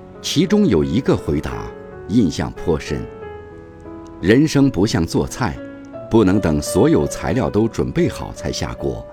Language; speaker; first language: Chinese; native; Chinese